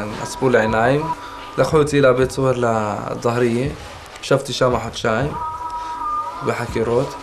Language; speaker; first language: Hebrew; non-native, local second language; Arabic